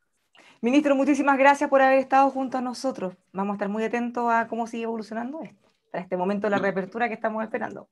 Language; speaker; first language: Spanish; native; Spanish